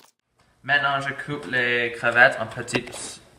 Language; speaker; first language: French; non-native, fluent; English